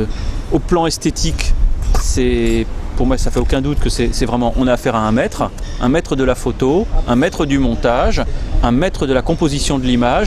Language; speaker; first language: French; native; French